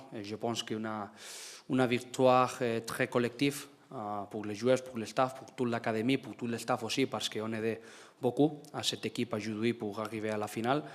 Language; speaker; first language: French; non-native, learner; Spanish